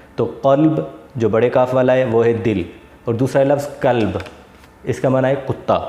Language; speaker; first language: Urdu; non-native, local second language; Sindhi